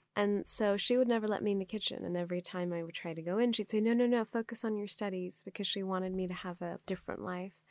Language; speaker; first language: English; non-native, local second language; Urdu